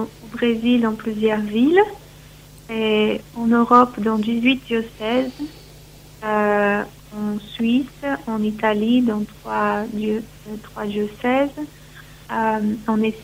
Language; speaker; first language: French; non-native, fluent; Portuguese